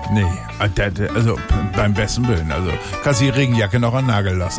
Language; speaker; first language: German; native; German